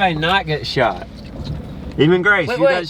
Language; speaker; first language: English; native; English